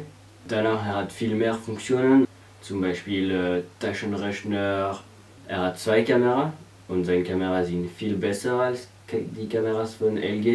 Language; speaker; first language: German; non-native, learner; French